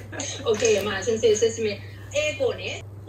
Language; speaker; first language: Japanese; non-native, learner; Thai